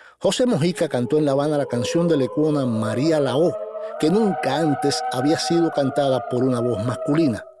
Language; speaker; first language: Spanish; native; Spanish